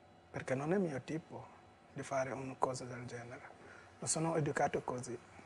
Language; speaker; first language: Italian; non-native, fluent; Wolof